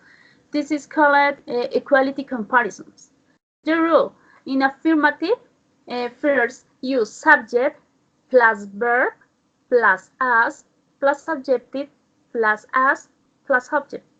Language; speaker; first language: English; non-native, learner; Spanish